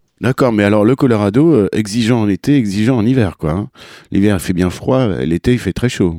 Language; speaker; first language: French; native; French